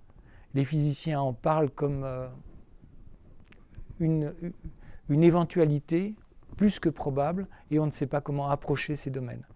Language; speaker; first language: French; native; French